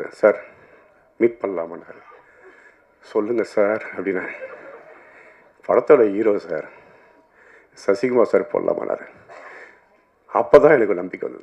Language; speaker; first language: Tamil; native; Tamil